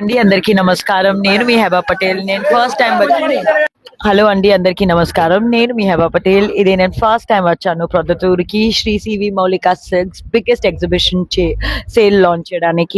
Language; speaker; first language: Telugu; non-native, learner; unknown